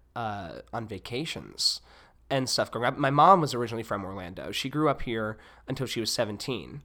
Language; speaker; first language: English; native; English